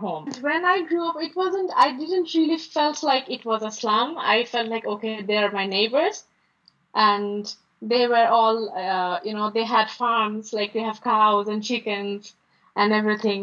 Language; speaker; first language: English; non-native, local second language; Bangla